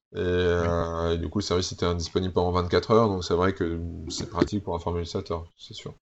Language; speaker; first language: French; native; French